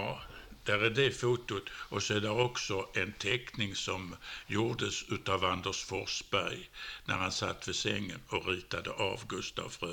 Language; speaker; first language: Swedish; native; Swedish